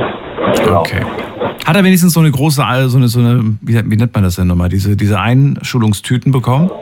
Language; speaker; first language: German; native; German